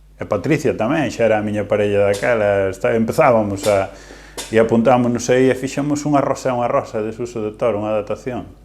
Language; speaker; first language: Galician; native; Galician